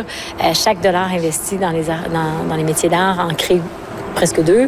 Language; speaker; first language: French; native; French